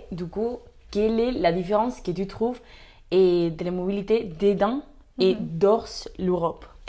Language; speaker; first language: French; non-native, fluent; Spanish